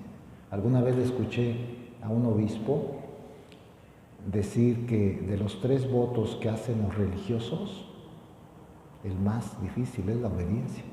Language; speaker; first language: Spanish; native; Spanish